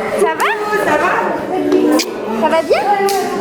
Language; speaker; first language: French; native; French